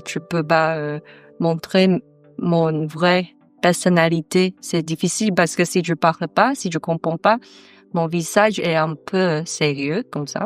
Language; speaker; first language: French; non-native, learner; Chinese